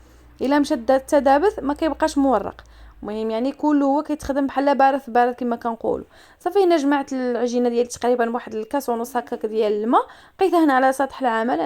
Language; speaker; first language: Arabic; native; Arabic